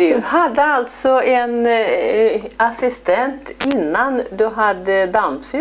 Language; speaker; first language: Swedish; native; Swedish